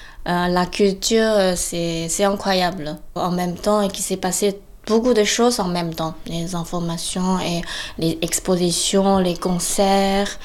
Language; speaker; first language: French; non-native, fluent; Chinese